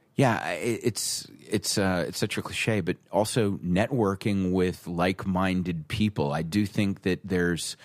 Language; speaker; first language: English; native; English